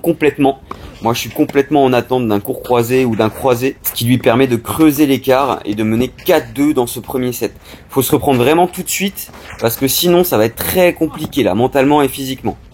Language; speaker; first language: French; native; French